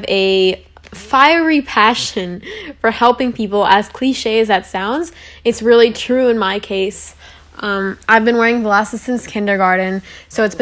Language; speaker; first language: English; native; English